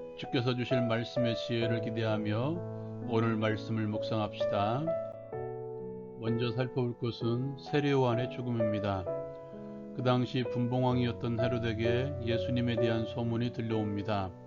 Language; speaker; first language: Korean; native; Korean